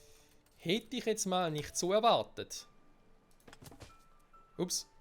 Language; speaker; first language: German; native; German